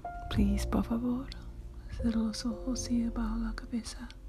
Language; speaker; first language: Spanish; non-native, learner; English